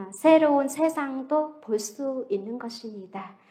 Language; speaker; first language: Korean; non-native, fluent; Vietnamese